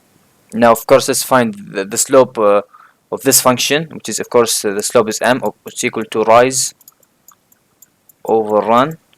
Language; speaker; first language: English; non-native, fluent; Arabic